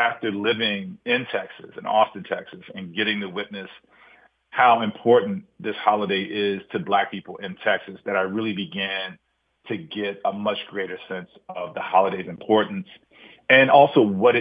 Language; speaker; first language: English; native; English